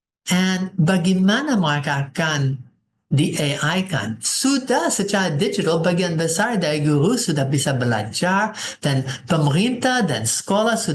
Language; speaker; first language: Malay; non-native, fluent; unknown